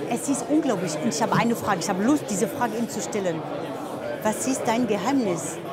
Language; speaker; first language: German; non-native, fluent; French